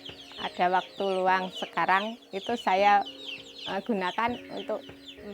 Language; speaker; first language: Indonesian; non-native, local second language; Javanese